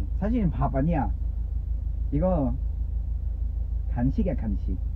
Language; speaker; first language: Korean; non-native, fluent; Vietnamese